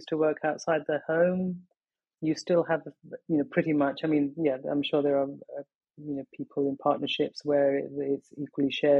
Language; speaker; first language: English; native; English